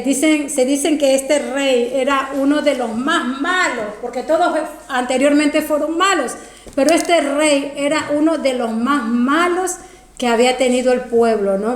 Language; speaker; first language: Spanish; native; Spanish